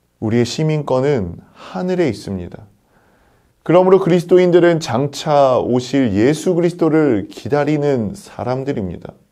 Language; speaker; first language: Korean; native; Korean